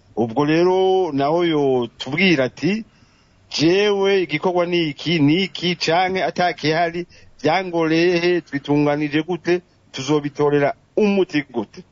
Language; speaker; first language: Rundi; native; Rundi